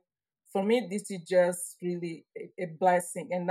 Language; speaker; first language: English; non-native, fluent; Portuguese